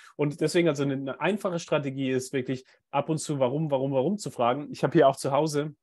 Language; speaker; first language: German; native; German